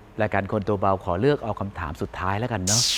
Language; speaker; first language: Thai; native; Thai